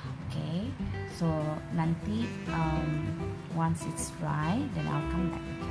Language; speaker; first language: English; non-native, local second language; Malay